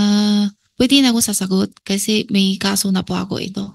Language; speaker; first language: Filipino; non-native, learner; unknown